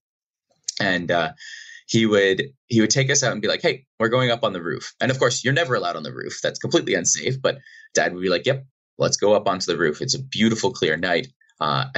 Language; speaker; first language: English; native; English